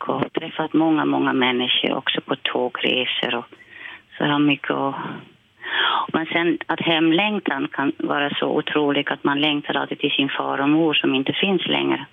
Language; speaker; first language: Swedish; non-native, fluent; Dutch